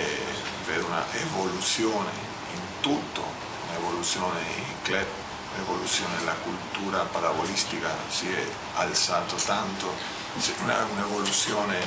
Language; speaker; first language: Italian; non-native, fluent; Spanish